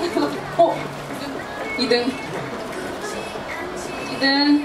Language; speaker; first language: Korean; native; Korean